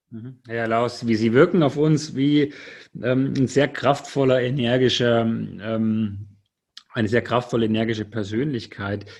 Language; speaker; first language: German; native; German